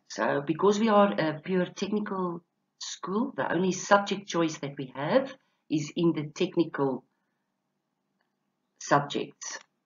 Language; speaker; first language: English; non-native, local second language; Afrikaans